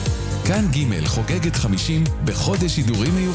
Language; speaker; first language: Hebrew; native; Hebrew